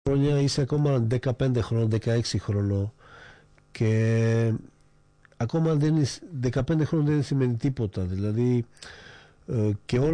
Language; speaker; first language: Greek; non-native, fluent; Slovak